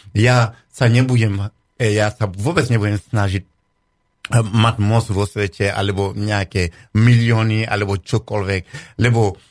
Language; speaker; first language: Slovak; non-native, fluent; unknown